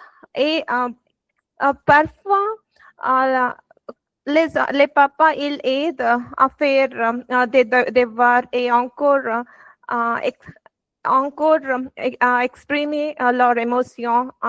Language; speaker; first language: French; non-native, learner; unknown